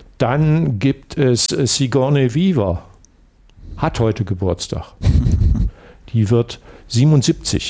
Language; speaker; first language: German; native; German